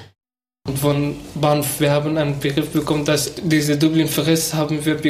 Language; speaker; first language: German; non-native, learner; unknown